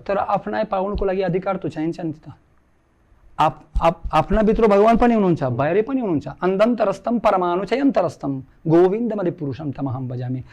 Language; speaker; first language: Nepali; non-native, fluent; Russian